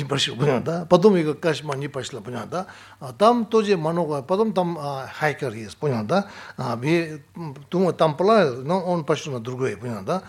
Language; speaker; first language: Russian; non-native, fluent; Tibetan